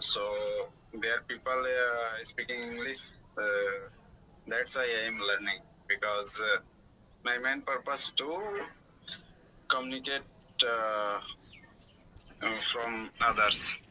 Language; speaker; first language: English; non-native, learner; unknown